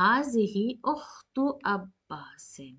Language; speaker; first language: Arabic; non-native, fluent; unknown